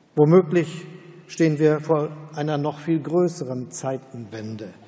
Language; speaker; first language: German; native; German